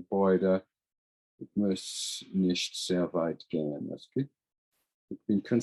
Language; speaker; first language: German; non-native, fluent; English